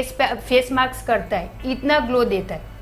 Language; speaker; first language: Hindi; native; Hindi